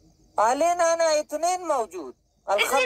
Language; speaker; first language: Arabic; non-native, learner; Pashto